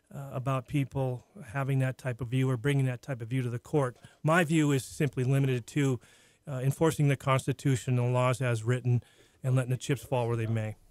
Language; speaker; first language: English; native; English